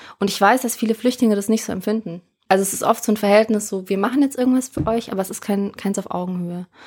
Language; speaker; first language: German; early bilingual, other home language; Russian